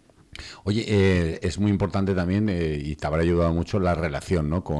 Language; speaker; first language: Spanish; native; Spanish